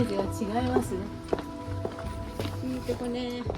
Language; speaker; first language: Japanese; native; Japanese